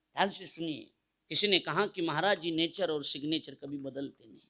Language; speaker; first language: Hindi; non-native, local second language; Marathi